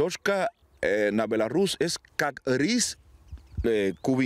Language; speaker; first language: Russian; non-native, learner; Spanish